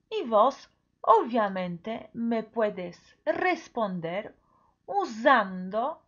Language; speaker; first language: Spanish; non-native, fluent; Polish